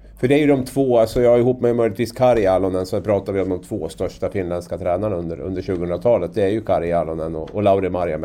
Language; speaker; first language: Swedish; native; Swedish